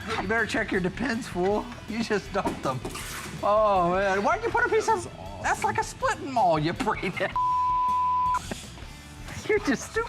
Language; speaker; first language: English; native; English